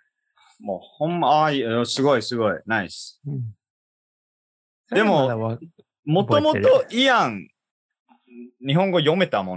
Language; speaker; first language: Japanese; non-native, learner; English